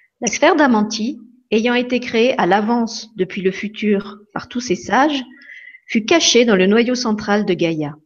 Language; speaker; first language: French; native; French